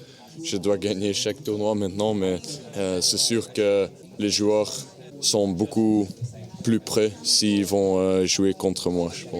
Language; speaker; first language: French; non-native, fluent; Dutch